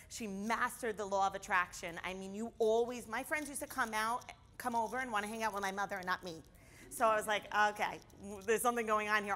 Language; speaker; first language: English; native; English